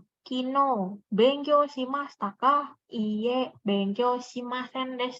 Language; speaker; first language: Japanese; non-native, fluent; Indonesian